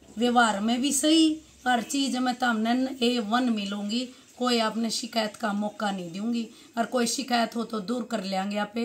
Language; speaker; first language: Hindi; native; Hindi